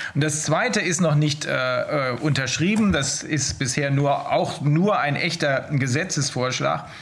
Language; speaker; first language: German; native; German